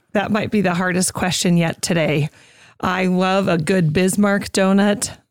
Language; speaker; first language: English; native; English